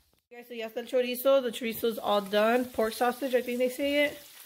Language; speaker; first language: English; early bilingual, other home language; Spanish